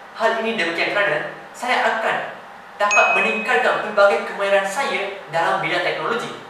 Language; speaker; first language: Malay; non-native, local second language; Tamil